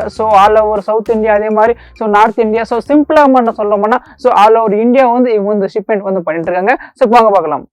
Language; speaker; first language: Tamil; native; Tamil